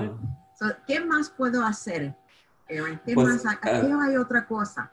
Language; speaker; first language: Spanish; early bilingual, heritage; Spanish